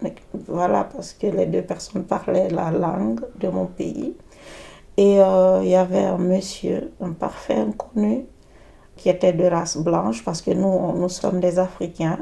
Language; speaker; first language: French; native; French